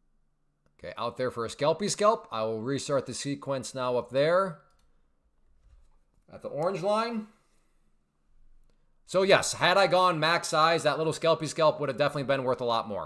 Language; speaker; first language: English; native; English